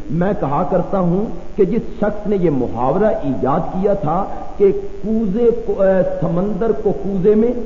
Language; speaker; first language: Urdu; non-native, local second language; Punjabi